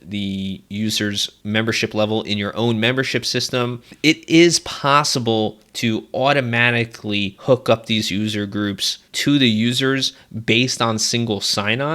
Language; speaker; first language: English; native; English